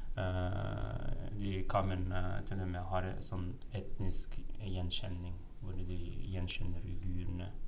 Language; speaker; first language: Norwegian; non-native, fluent; Uyghur